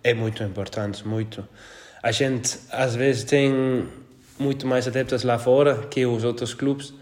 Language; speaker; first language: Portuguese; non-native, learner; Danish